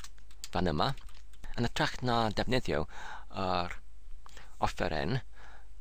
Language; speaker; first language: Welsh; non-native, learner; English